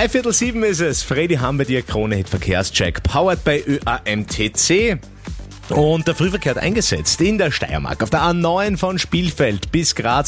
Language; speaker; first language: German; native; German